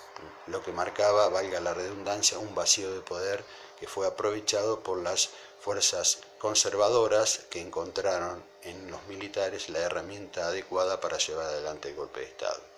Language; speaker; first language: Spanish; native; Spanish